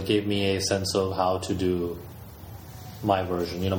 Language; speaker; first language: English; native; English